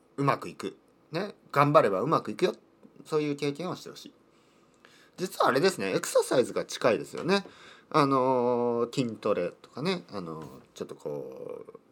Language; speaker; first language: Japanese; native; Japanese